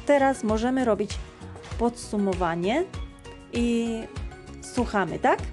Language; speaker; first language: Polish; non-native, fluent; Georgian